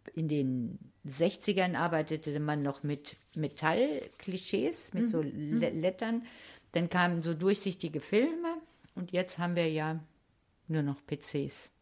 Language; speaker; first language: German; native; German